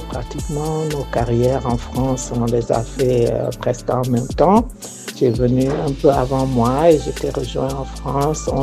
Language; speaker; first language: French; non-native, local second language; Wolof